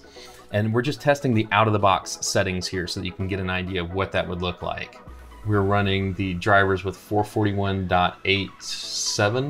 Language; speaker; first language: English; native; English